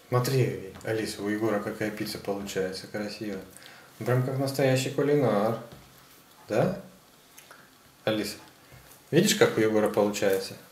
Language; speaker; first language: Russian; native; Russian